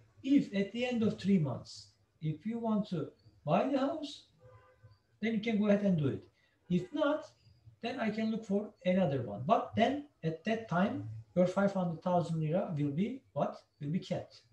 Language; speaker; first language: English; non-native, fluent; Turkish